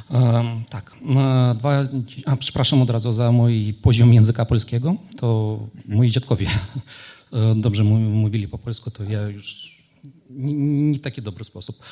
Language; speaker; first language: Polish; non-native, fluent; Ukrainian